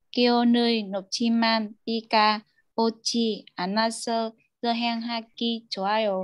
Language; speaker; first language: Korean; non-native, learner; Vietnamese